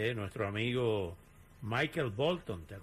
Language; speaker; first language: Spanish; native; Spanish